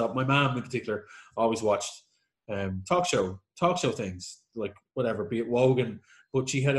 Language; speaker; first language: English; native; English